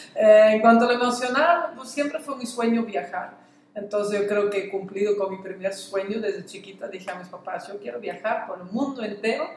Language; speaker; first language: Spanish; non-native, fluent; Dutch